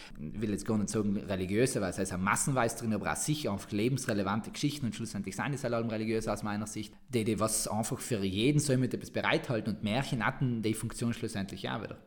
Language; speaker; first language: German; native; German